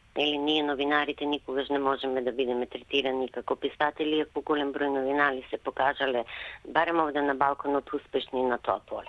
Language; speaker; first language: Macedonian; native; Macedonian